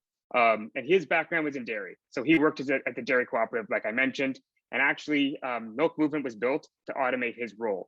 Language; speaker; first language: English; native; English